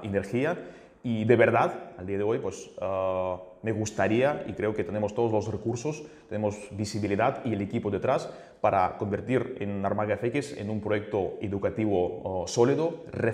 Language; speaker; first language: Spanish; native; Spanish